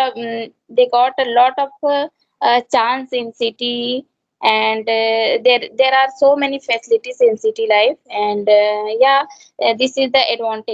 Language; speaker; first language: English; non-native, learner; Hindi